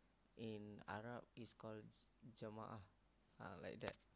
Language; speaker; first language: English; non-native, learner; Malay